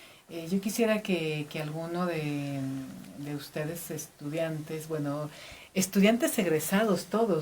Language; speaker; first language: Spanish; native; Spanish